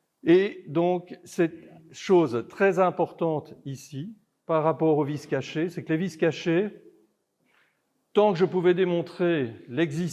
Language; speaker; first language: French; native; French